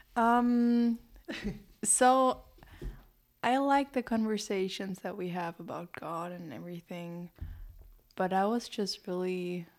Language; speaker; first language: English; non-native, fluent; German